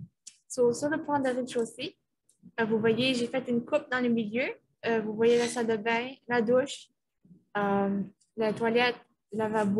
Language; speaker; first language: French; native; French